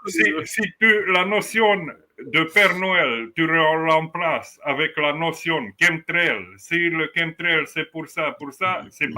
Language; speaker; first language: French; non-native, fluent; Romanian